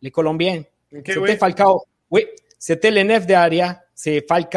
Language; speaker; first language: French; non-native, fluent; Spanish